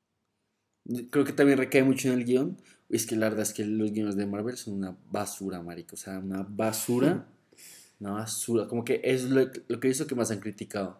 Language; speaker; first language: Spanish; native; Spanish